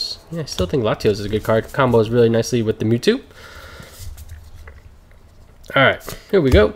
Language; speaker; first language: English; native; English